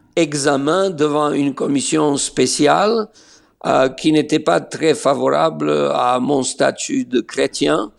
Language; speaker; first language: French; non-native, fluent; Serbian